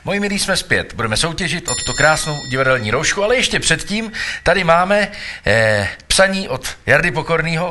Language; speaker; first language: Czech; native; Czech